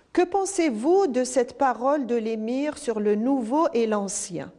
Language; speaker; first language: French; non-native, local second language; Arabic